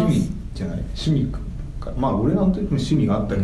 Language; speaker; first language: Japanese; native; Japanese